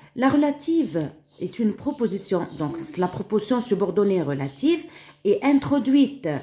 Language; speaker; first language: French; non-native, local second language; Arabic